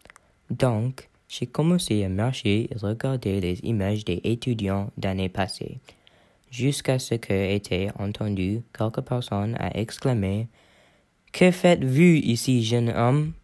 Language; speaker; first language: French; non-native, learner; English